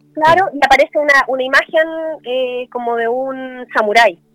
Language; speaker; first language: Spanish; native; Spanish